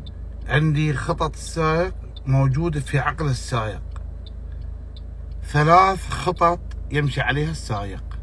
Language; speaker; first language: Arabic; native; Arabic